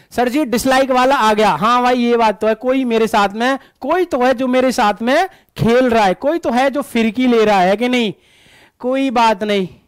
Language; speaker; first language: Hindi; native; Hindi